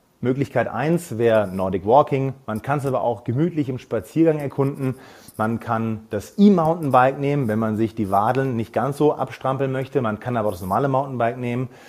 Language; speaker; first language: German; native; German